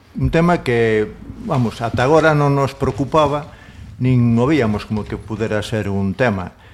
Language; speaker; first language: Galician; non-native, local second language; Spanish